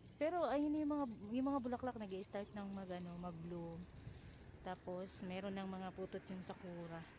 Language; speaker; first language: Filipino; non-native, local second language; Cebuano